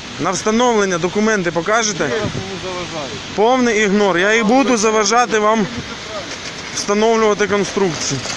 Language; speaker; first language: Ukrainian; native; Ukrainian